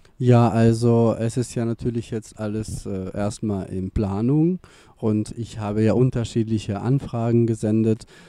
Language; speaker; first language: German; non-native, fluent; Serbian